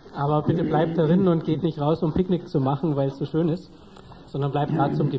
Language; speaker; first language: German; native; German